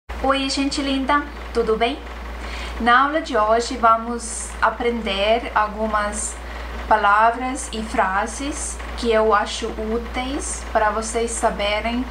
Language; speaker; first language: Portuguese; non-native, fluent; Estonian